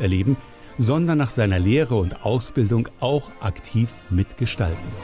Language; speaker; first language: German; native; German